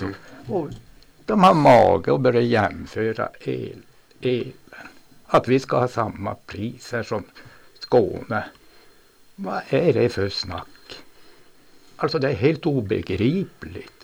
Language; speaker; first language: Swedish; native; Swedish